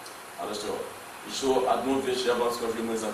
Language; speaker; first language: Russian; non-native, learner; English